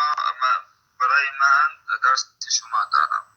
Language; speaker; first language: Persian; non-native, fluent; Arabic